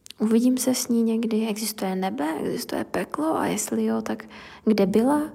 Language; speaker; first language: Czech; native; Czech